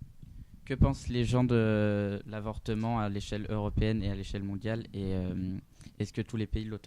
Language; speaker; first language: French; native; French